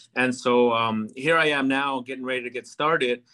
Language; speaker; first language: English; native; English